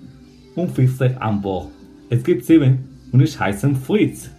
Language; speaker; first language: German; non-native, learner; Spanish